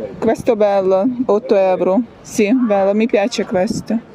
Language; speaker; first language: Italian; non-native, learner; Ukrainian